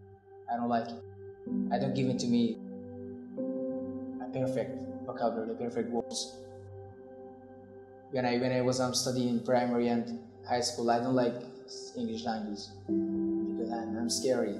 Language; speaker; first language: English; non-native, learner; Central Kurdish